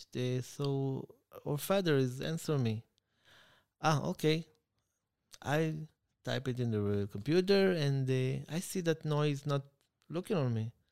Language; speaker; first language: English; non-native, learner; Hebrew